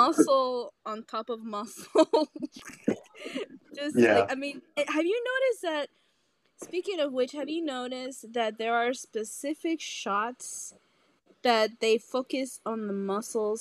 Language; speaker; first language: English; non-native, fluent; Spanish